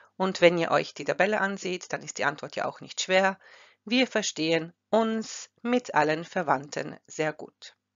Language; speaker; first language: German; non-native, fluent; Croatian